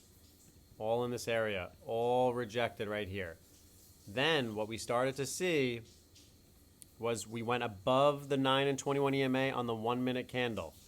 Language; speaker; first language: English; native; English